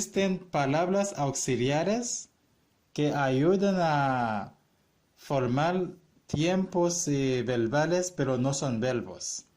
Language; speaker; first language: Spanish; non-native, fluent; Haitian Creole